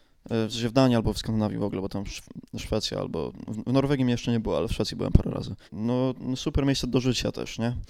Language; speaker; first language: Polish; native; Polish